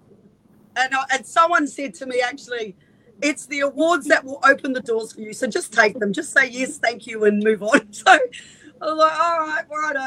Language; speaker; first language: English; native; English